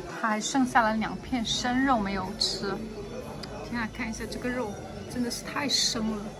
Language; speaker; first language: Chinese; native; Chinese